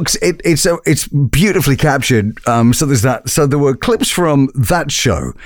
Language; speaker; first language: English; native; English